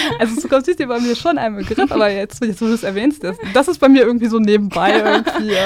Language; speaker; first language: German; native; German